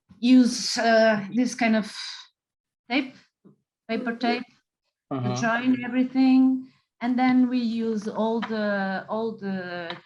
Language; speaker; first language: English; non-native, fluent; Portuguese